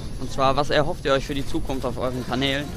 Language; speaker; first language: German; native; German